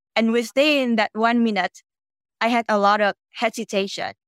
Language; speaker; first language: English; non-native, fluent; Vietnamese